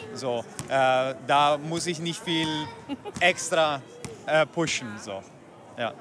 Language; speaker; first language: German; non-native, fluent; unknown